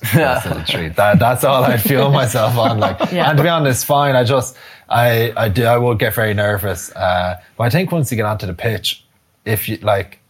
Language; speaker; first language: English; native; English